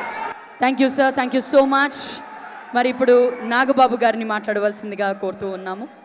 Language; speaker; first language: Telugu; native; Telugu